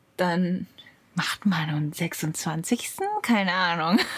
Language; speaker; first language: German; non-native, learner; Japanese